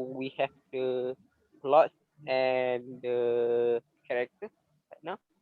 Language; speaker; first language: English; non-native, learner; Malay